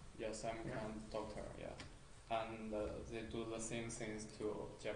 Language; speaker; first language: English; non-native, learner; Chinese